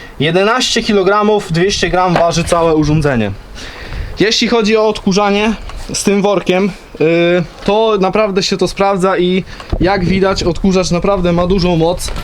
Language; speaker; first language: Polish; native; Polish